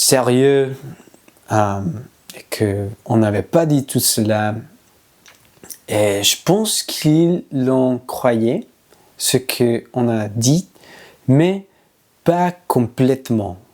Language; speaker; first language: French; non-native, learner; English